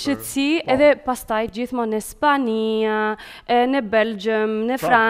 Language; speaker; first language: Albanian; early bilingual, heritage; Spanish